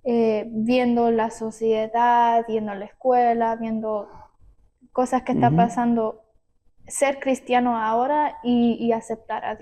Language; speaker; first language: Spanish; early bilingual, heritage; Spanish